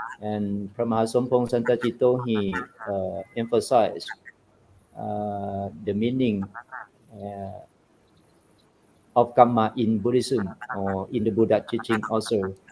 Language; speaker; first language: English; non-native, fluent; Thai